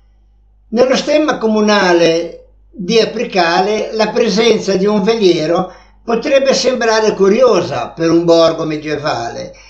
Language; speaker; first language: Italian; native; Italian